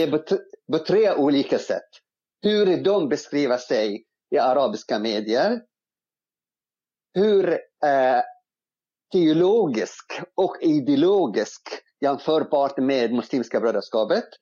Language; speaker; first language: Swedish; non-native, fluent; Arabic